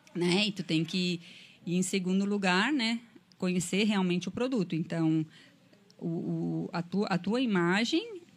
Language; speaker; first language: Portuguese; native; Portuguese